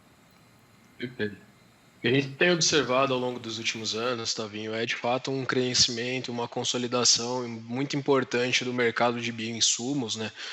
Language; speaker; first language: Portuguese; native; Portuguese